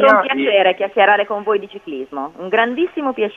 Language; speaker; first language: Italian; native; Italian